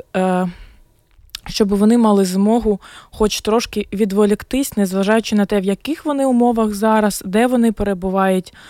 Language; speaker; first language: Ukrainian; non-native, local second language; Russian